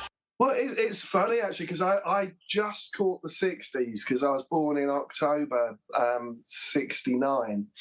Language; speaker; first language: English; native; English